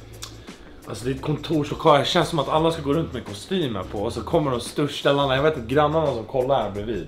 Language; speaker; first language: Swedish; native; Swedish